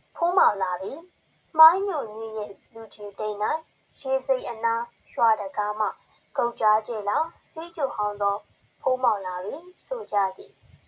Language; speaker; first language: Burmese; native; Burmese